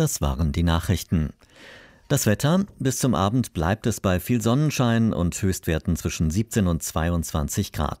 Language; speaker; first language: German; native; German